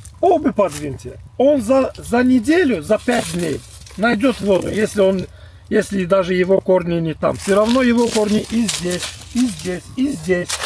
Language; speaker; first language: Russian; non-native, local second language; Azerbaijani